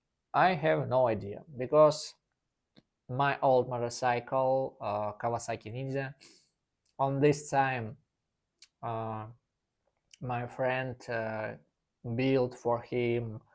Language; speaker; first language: English; non-native, learner; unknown